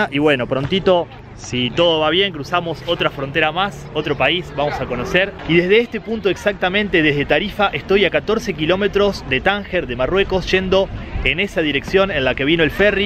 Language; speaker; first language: Spanish; native; Spanish